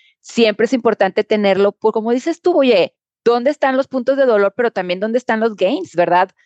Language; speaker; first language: Spanish; native; Spanish